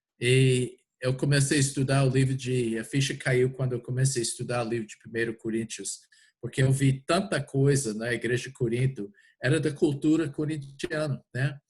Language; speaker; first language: Portuguese; non-native, fluent; English